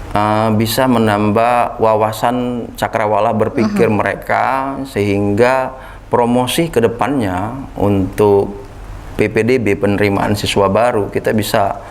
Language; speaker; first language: Indonesian; native; Indonesian